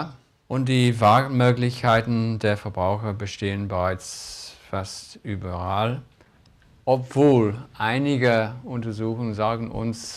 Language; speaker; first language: German; non-native, fluent; English